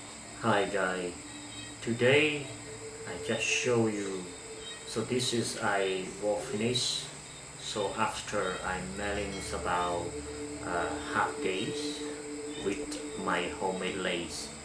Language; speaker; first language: English; non-native, learner; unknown